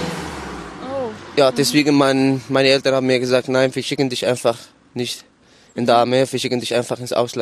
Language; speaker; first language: German; non-native, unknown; Arabic